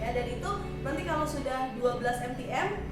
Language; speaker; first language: Indonesian; native; Indonesian